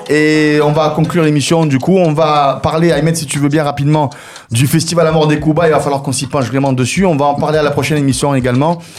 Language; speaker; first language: French; native; French